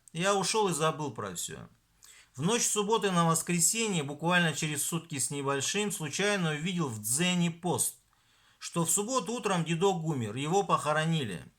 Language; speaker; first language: Russian; non-native, local second language; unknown